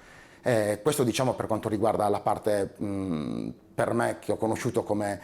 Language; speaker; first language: Italian; native; Italian